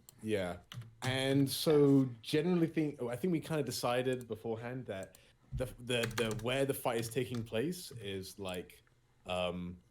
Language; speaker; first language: English; native; English